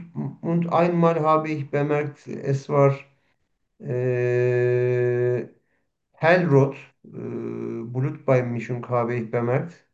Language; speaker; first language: German; non-native, learner; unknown